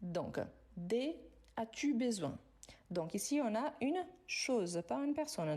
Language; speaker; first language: French; non-native, fluent; Arabic